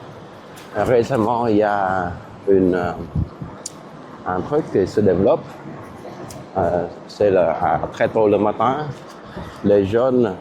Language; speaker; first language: French; non-native, fluent; Vietnamese